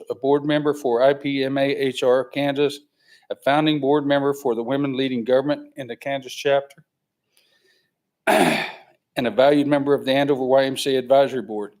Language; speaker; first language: English; native; English